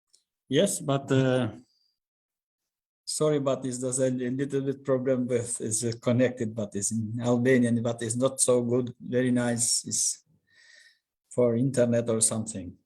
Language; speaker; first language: English; non-native, learner; Albanian